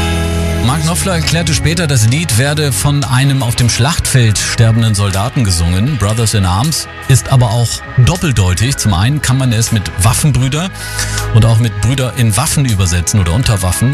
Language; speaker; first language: German; native; German